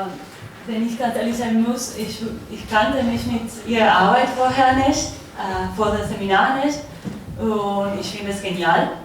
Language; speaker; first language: German; non-native, fluent; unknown